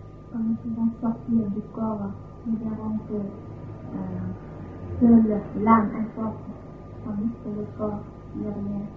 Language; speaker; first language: French; non-native, fluent; Vietnamese